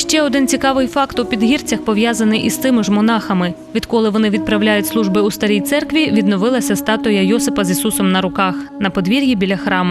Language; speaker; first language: Ukrainian; native; Ukrainian